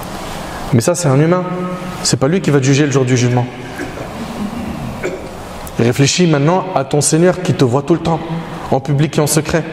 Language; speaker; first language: French; native; French